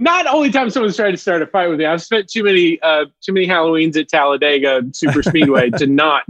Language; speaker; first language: English; native; English